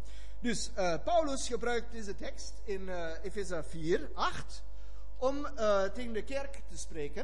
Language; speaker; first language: Dutch; non-native, fluent; German